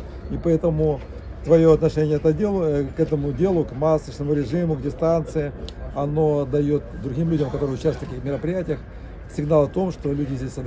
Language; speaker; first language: Russian; native; Russian